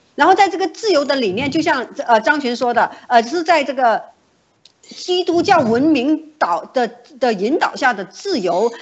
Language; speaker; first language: Chinese; native; Chinese